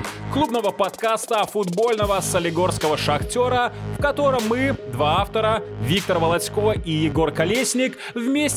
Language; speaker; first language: Russian; native; Russian